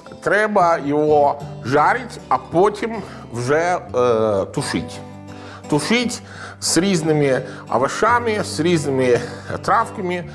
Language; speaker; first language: Ukrainian; non-native, learner; Italian